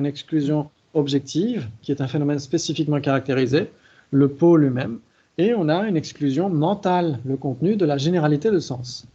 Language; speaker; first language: French; native; French